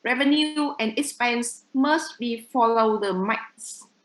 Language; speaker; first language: English; non-native, fluent; Vietnamese